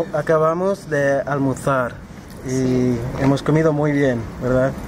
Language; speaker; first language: Spanish; non-native, fluent; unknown